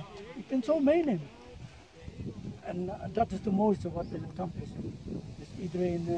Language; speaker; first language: Dutch; early bilingual, other home language; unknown